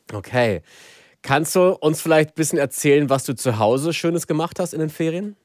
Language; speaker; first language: German; native; German